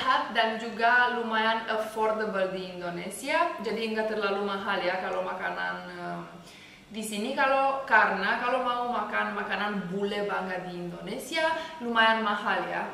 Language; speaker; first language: Indonesian; non-native, fluent; Romanian